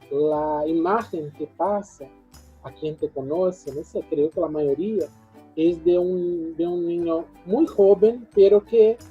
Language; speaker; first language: Spanish; non-native, fluent; Portuguese